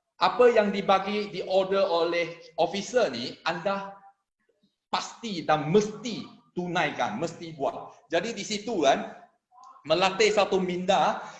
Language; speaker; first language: Malay; non-native, local second language; Chinese